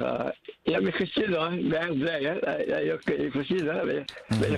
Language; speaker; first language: Dutch; non-native, learner; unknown